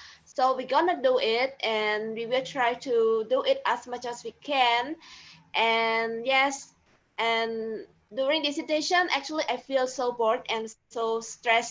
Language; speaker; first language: English; non-native, learner; Khmer